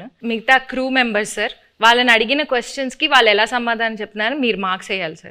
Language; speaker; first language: Telugu; native; Telugu